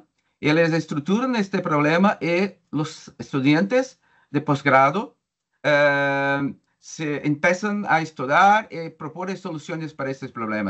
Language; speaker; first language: Spanish; non-native, learner; Portuguese